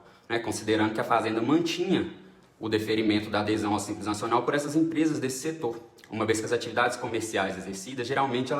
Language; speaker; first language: Portuguese; native; Portuguese